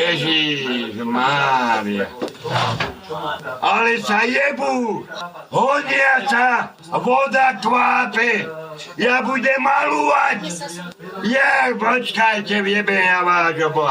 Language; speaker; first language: Slovak; native; Slovak